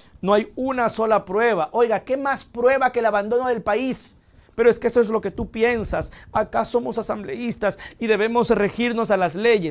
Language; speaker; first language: Spanish; native; Spanish